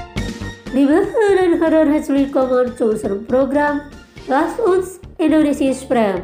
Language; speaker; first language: German; non-native, fluent; Indonesian